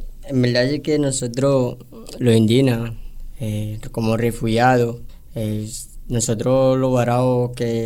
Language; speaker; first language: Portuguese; non-native, learner; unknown